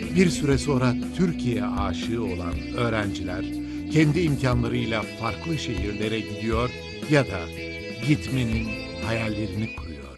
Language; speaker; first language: Turkish; native; Turkish